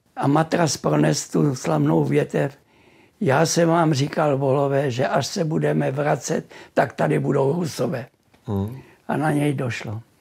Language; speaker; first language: Czech; native; Czech